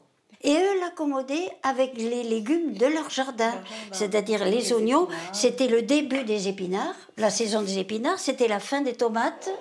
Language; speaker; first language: French; native; French